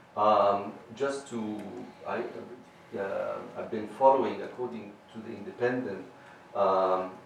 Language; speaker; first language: English; non-native, fluent; Arabic